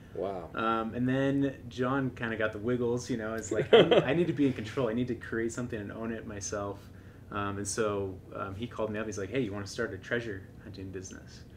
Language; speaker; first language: English; native; English